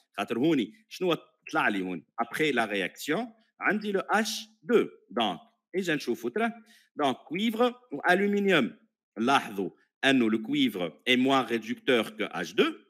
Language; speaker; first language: French; non-native, local second language; Arabic